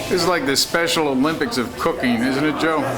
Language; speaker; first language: English; native; English